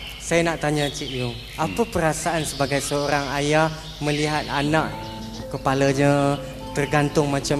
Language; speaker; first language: Malay; native; Malay